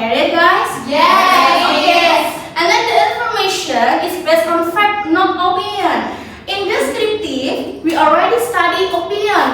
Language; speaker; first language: English; non-native, learner; Indonesian